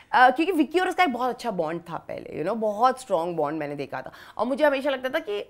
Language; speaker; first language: Hindi; native; Hindi